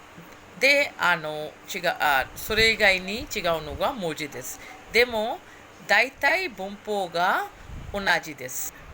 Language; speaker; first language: Japanese; non-native, fluent; Hindi